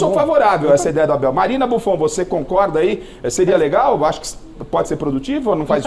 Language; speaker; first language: Portuguese; native; Portuguese